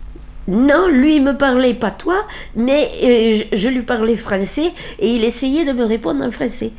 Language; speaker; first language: French; native; French